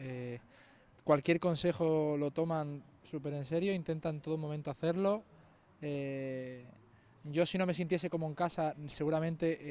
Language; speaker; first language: Spanish; native; Spanish